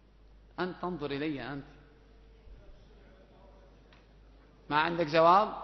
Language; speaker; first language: Arabic; native; Arabic